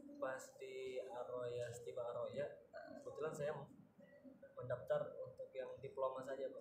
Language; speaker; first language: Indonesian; native; Indonesian